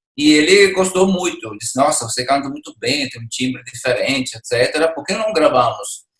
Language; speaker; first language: Portuguese; non-native, fluent; Italian